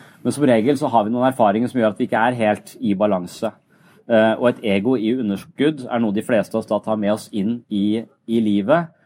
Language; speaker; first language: Norwegian; native; Norwegian